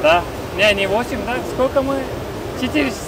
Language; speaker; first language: Russian; non-native, local second language; Uzbek